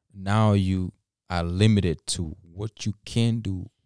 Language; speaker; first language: English; non-native, local second language; Gusii